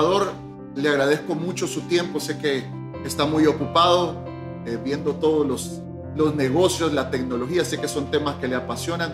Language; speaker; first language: Spanish; native; Spanish